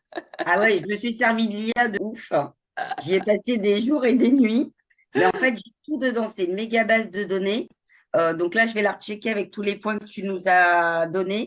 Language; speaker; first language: French; native; French